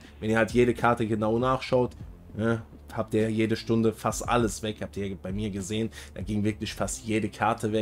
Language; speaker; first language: German; native; German